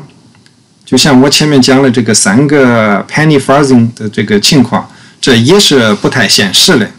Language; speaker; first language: Chinese; native; Chinese